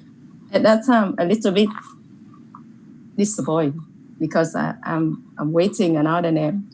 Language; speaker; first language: English; non-native, learner; Vietnamese